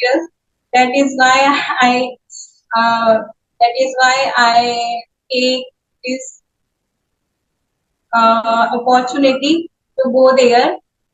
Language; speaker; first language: English; non-native, learner; Hindi